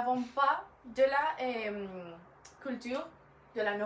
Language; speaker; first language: French; non-native, learner; Spanish